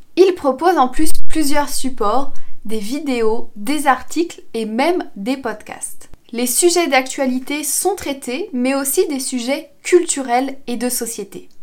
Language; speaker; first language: French; native; French